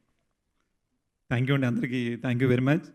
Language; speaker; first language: Telugu; native; Telugu